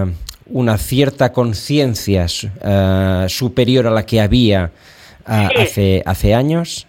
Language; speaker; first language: Spanish; non-native, local second language; Catalan